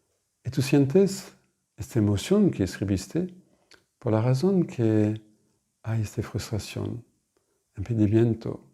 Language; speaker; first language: Spanish; non-native, fluent; French